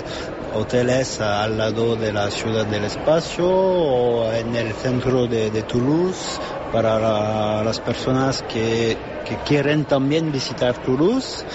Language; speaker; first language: Spanish; non-native, fluent; French